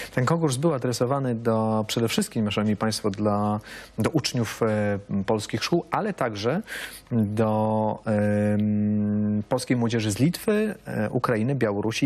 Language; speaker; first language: Polish; native; Polish